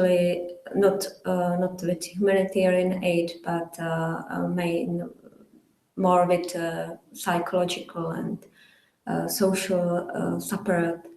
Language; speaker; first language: English; non-native, fluent; Czech